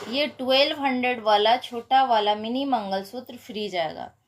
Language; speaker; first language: Hindi; native; Hindi